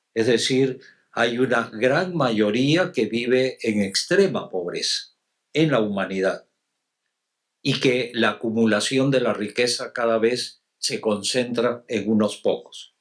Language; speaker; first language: Spanish; native; Spanish